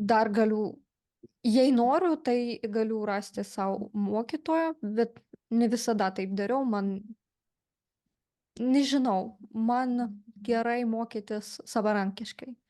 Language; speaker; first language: Lithuanian; non-native, fluent; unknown